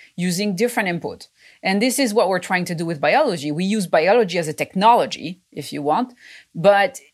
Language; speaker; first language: English; non-native, fluent; French